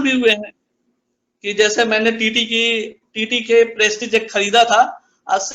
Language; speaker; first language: Hindi; native; Hindi